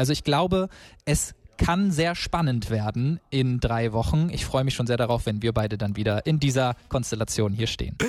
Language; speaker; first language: German; native; German